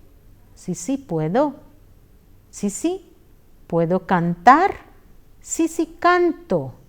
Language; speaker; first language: Spanish; non-native, fluent; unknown